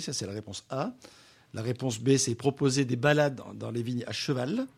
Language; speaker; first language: French; native; French